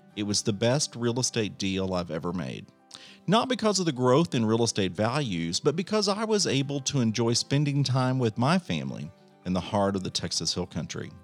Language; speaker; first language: English; native; English